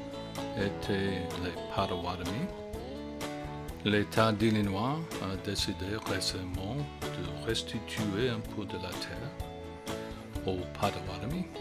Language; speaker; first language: French; non-native, fluent; English